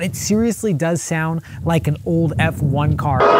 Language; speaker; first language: English; native; English